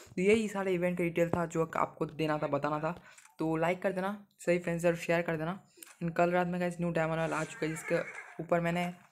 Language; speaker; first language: Hindi; non-native, local second language; Bangla